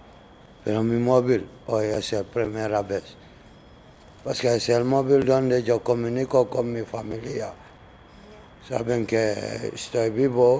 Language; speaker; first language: Spanish; non-native, learner; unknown